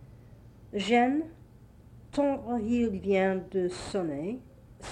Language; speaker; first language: French; non-native, learner; English